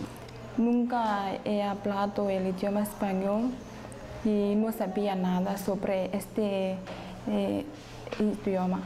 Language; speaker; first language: Spanish; non-native, learner; English